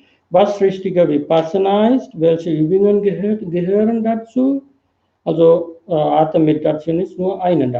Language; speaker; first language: German; non-native, fluent; Sinhala